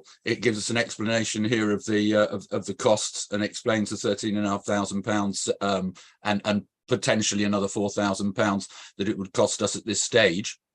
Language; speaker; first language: English; native; English